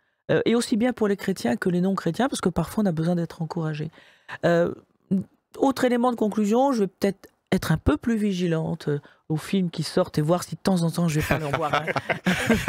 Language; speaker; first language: French; native; French